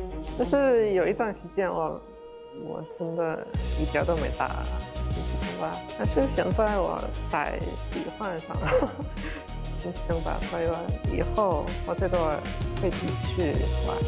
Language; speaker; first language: Chinese; non-native, learner; English